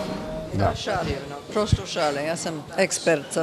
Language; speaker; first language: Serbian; early bilingual, heritage; Serbian